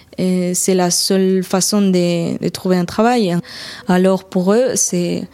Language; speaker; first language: French; non-native, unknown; Spanish